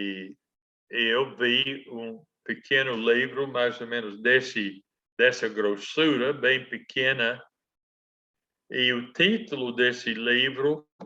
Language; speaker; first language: Portuguese; non-native, fluent; English